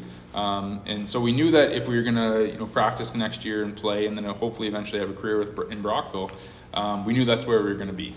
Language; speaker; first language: English; native; English